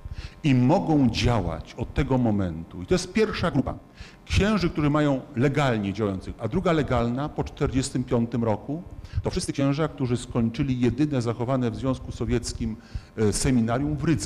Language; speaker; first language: Polish; native; Polish